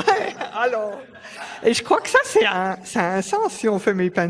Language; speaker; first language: French; non-native, fluent; German